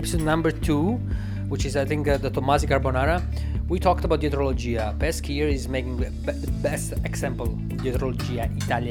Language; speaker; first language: English; non-native, fluent; Italian